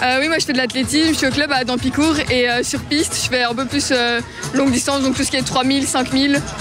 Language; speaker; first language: French; native; French